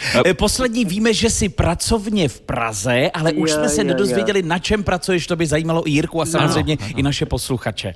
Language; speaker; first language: Czech; native; Czech